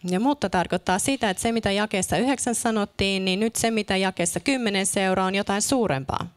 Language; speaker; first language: Finnish; native; Finnish